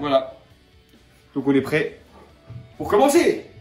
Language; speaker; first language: French; native; French